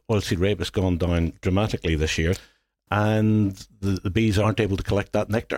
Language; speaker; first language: English; native; English